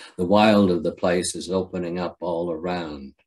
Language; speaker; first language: English; native; English